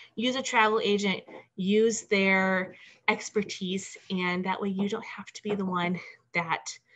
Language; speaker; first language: English; native; English